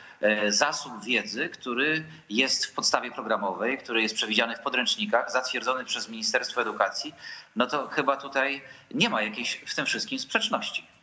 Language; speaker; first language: Polish; native; Polish